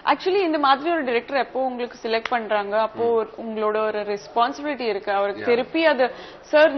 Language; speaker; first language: Tamil; non-native, fluent; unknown